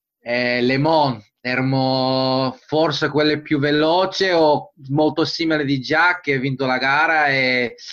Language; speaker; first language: Italian; non-native, fluent; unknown